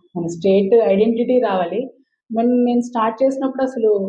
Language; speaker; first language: Telugu; native; Telugu